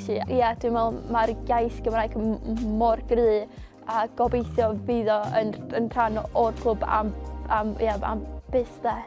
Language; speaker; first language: Welsh; native; Welsh